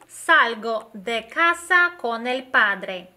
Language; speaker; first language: Spanish; non-native, fluent; Russian